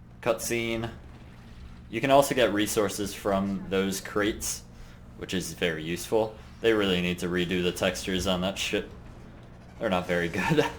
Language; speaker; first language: English; native; English